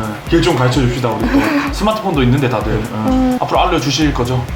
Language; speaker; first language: Korean; native; Korean